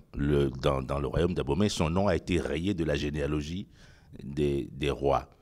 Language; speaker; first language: French; non-native, local second language; Ewe